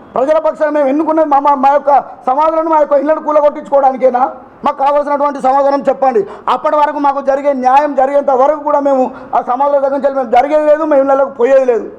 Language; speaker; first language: Telugu; native; Telugu